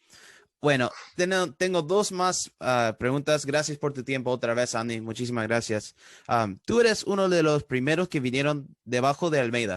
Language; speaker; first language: Spanish; early bilingual, heritage; Spanish